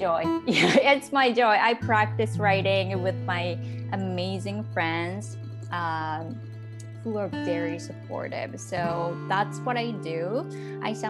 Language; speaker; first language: English; non-native, fluent; Japanese